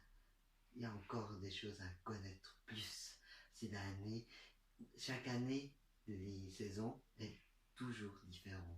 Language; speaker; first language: French; non-native, learner; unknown